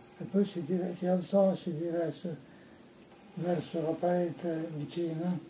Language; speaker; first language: Italian; native; Italian